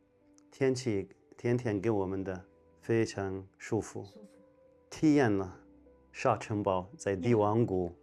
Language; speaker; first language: Chinese; non-native, fluent; Arabic